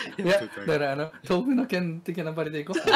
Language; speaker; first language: Japanese; native; Japanese